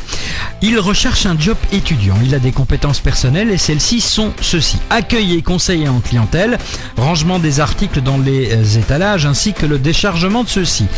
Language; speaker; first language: French; native; French